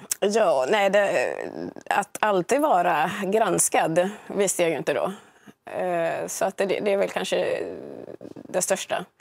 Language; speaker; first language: Swedish; early bilingual, other home language; Swahili